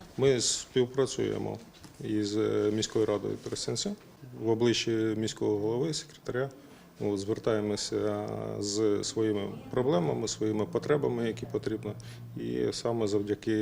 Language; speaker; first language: Ukrainian; native; Ukrainian